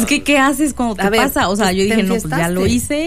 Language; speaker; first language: Spanish; native; Spanish